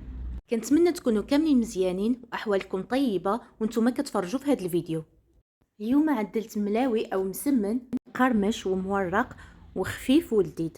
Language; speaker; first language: Arabic; native; Arabic